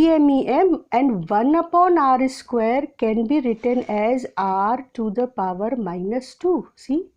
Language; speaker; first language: English; non-native, local second language; Hindi